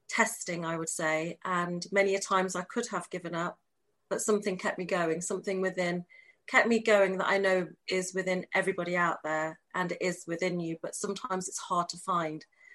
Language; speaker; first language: English; native; English